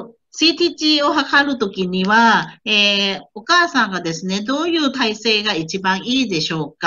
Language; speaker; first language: Japanese; non-native, fluent; Thai